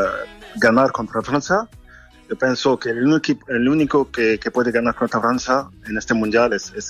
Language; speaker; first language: Spanish; non-native, fluent; French